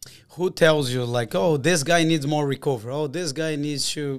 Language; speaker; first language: English; non-native, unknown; Portuguese